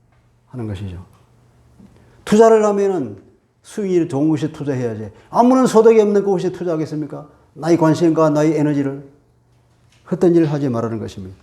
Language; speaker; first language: Korean; native; Korean